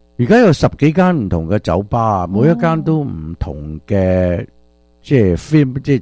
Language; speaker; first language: Chinese; early bilingual, other home language; Cantonese